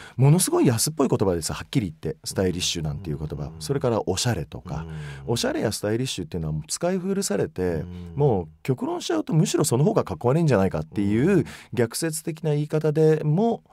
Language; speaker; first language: Japanese; native; Japanese